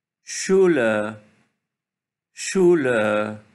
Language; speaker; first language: German; non-native, fluent; Arabic